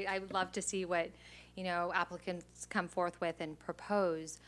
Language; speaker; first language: English; native; English